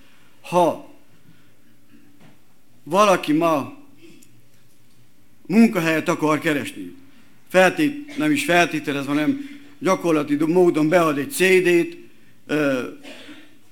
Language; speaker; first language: Hungarian; native; Hungarian